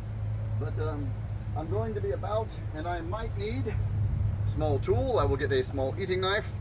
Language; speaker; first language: English; native; English